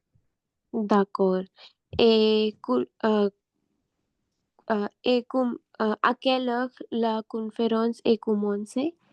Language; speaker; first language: French; non-native, learner; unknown